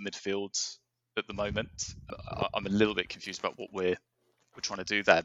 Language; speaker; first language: English; native; English